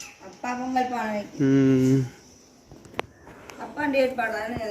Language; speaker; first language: Tamil; native; Tamil